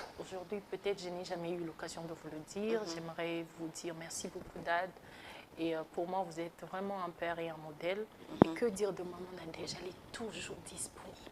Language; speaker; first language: French; non-native, local second language; Lingala